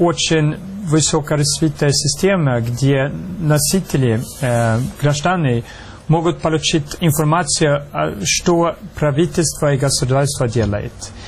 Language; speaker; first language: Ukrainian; non-native, learner; Swedish